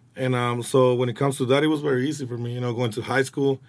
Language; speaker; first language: English; non-native, fluent; Spanish